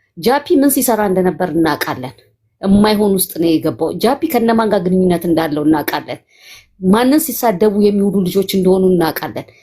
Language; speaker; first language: Amharic; native; Amharic